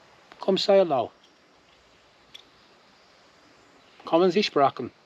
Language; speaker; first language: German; non-native, learner; English